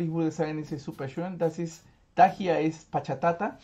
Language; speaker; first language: German; non-native, fluent; Spanish